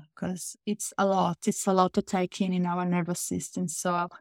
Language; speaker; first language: English; non-native, fluent; Italian